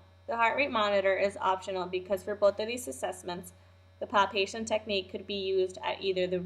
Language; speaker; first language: English; native; English